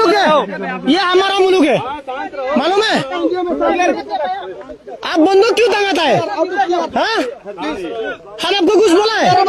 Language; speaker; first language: Hindi; non-native, learner; Bangla